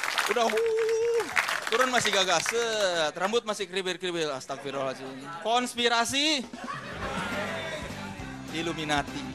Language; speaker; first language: Indonesian; native; Indonesian